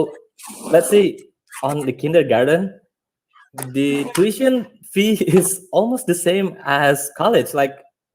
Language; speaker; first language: English; non-native, fluent; Indonesian